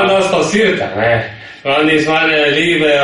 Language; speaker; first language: German; non-native, learner; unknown